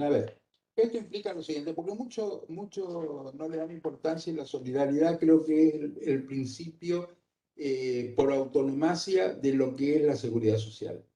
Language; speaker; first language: Spanish; native; Spanish